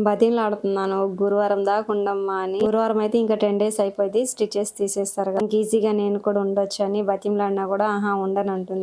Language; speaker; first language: Telugu; non-native, local second language; Lambadi